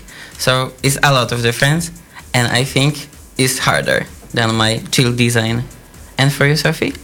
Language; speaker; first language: English; non-native, learner; Polish